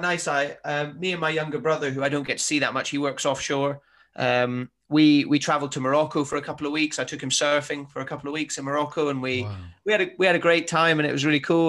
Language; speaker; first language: English; native; English